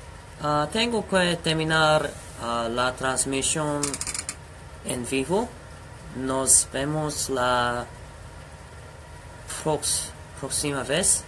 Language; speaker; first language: Spanish; non-native, learner; Korean